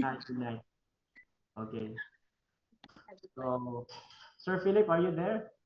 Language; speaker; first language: English; non-native, fluent; Filipino